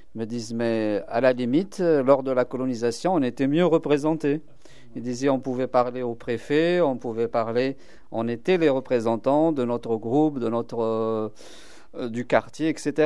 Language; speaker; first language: French; non-native, local second language; Kabyle